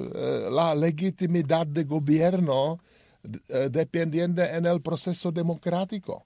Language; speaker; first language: Spanish; non-native, learner; Czech